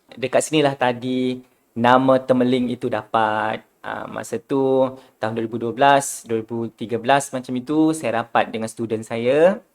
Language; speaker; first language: Malay; native; Malay